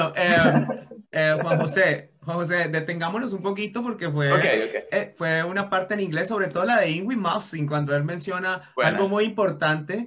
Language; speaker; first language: Spanish; native; Spanish